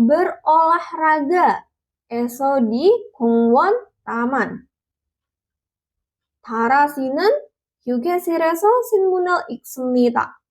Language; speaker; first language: Korean; non-native, learner; Indonesian